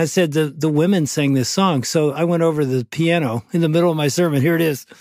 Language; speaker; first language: English; native; English